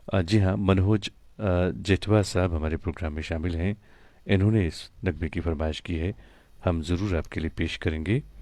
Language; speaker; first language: Hindi; non-native, local second language; Kashmiri